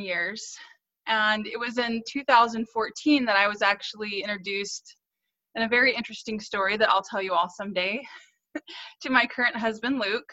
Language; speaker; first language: English; native; English